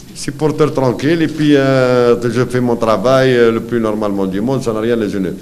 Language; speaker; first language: French; non-native, local second language; Arabic